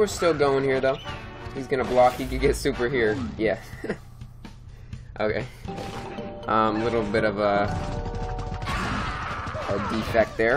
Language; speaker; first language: English; native; English